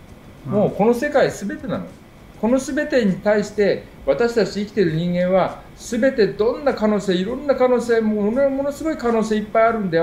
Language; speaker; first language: Japanese; native; Japanese